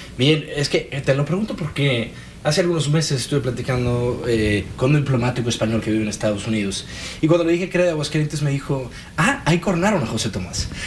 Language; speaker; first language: Spanish; native; Spanish